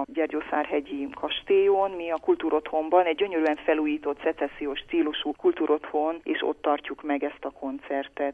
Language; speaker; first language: Hungarian; native; Hungarian